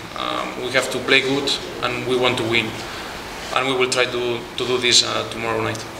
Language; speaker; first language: English; non-native, fluent; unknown